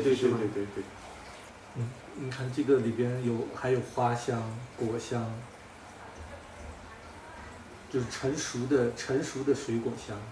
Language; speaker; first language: Chinese; native; Chinese